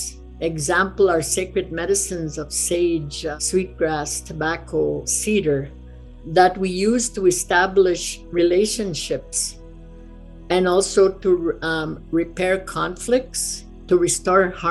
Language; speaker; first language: English; non-native, fluent; Cree